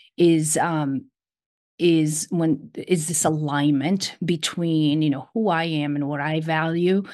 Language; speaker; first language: English; non-native, fluent; Portuguese